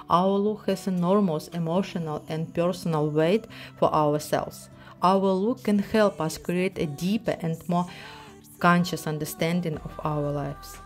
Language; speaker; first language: English; non-native, fluent; Ukrainian